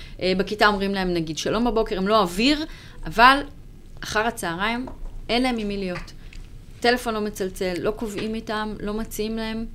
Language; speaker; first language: Hebrew; native; Hebrew